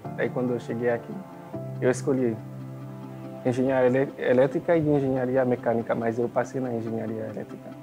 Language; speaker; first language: Portuguese; non-native, fluent; Haitian Creole